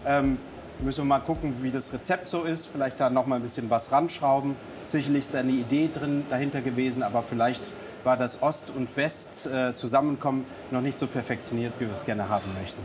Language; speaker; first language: German; native; German